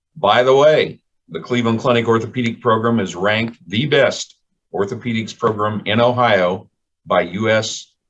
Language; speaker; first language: English; native; English